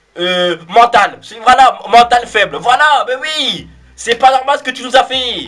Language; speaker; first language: French; native; French